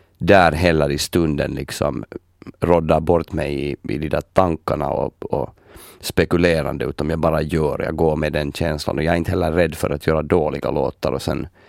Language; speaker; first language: Swedish; native; Swedish